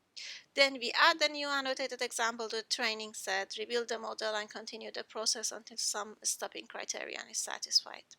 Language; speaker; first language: English; non-native, fluent; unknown